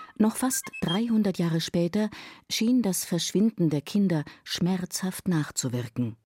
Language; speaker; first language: German; native; German